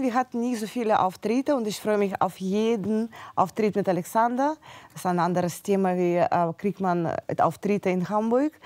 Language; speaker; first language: German; non-native, fluent; Russian